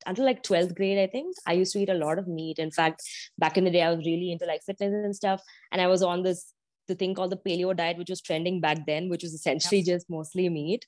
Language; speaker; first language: English; non-native, local second language; Malayalam